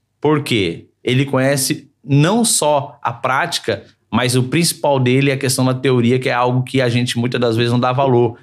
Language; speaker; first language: Portuguese; native; Portuguese